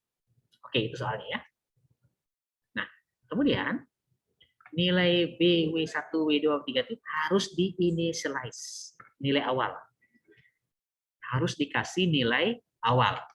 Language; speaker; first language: Indonesian; native; Indonesian